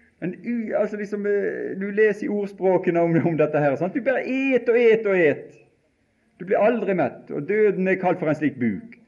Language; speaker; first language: Norwegian; native; Norwegian